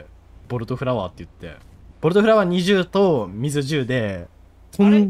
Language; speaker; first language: Japanese; native; Japanese